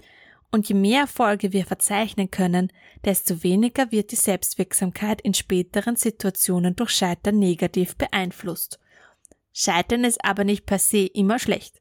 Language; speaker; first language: German; native; German